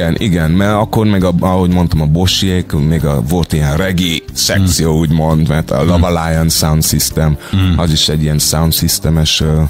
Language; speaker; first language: Hungarian; non-native, fluent; English